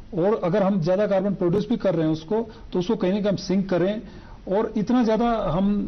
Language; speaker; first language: Hindi; non-native, local second language; Ladakhi